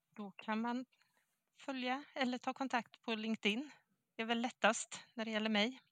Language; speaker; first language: Swedish; native; Swedish